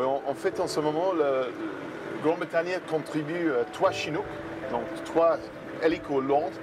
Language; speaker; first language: French; non-native, fluent; English